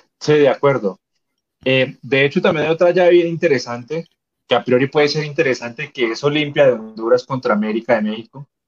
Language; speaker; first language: Spanish; native; Spanish